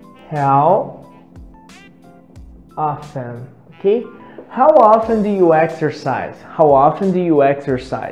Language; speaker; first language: English; non-native, fluent; Portuguese